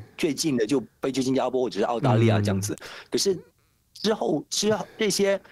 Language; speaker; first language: Chinese; non-native, fluent; Indonesian